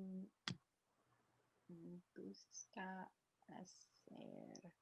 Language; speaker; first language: Spanish; non-native, learner; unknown